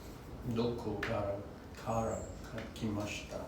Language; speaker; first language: Japanese; non-native, learner; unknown